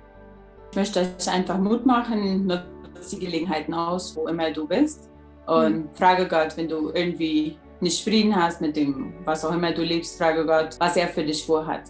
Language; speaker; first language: German; early bilingual, heritage; German